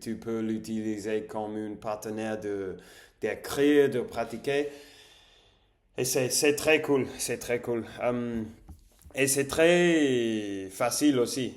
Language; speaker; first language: French; non-native, learner; English